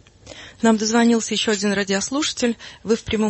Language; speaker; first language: Russian; native; Russian